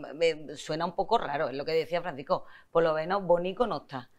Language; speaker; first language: Spanish; native; Spanish